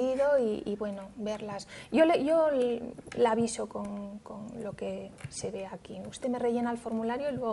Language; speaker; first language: Spanish; native; Spanish